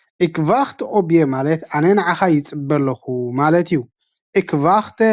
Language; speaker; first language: Dutch; non-native, fluent; Tigrinya